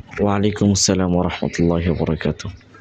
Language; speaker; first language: Arabic; non-native, learner; Bangla